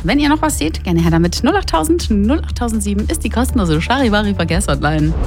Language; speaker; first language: German; native; German